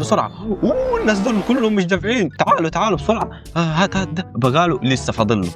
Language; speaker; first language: Arabic; native; Arabic